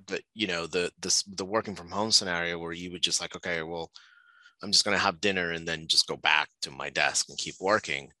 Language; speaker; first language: English; non-native, local second language; Spanish